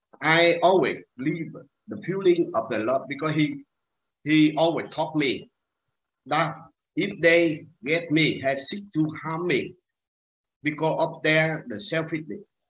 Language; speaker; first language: English; non-native, learner; Vietnamese